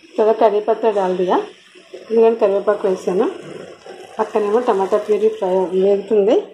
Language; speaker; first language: Hindi; non-native, local second language; Telugu